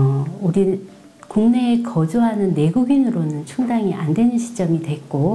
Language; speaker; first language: Korean; native; Korean